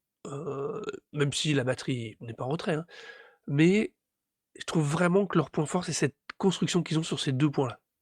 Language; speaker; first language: French; native; French